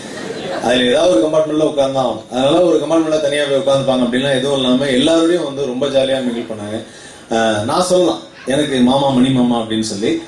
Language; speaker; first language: Tamil; native; Tamil